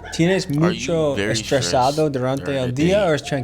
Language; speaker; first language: Spanish; non-native, learner; English